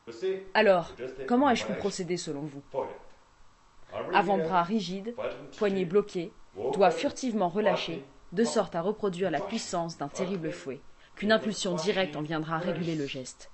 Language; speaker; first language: French; native; French